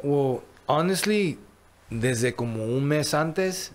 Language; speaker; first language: Spanish; early bilingual, heritage; Spanish